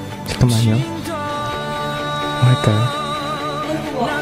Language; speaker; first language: Korean; non-native, learner; Thai